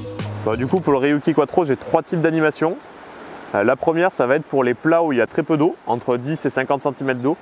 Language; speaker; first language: French; native; French